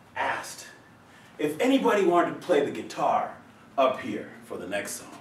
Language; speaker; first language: English; native; English